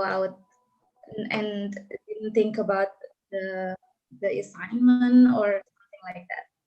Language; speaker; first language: English; non-native, learner; Indonesian